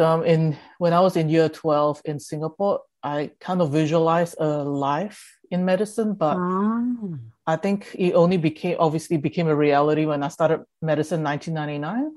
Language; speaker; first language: English; early bilingual, other home language; Indonesian